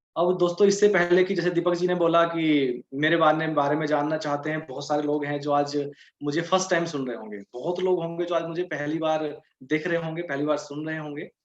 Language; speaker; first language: Hindi; native; Hindi